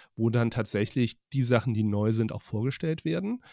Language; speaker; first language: German; native; German